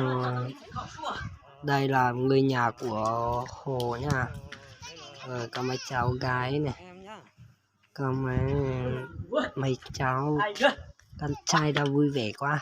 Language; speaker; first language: Vietnamese; non-native, local second language; Hmong